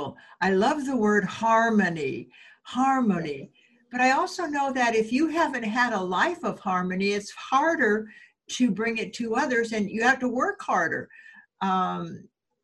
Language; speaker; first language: English; native; English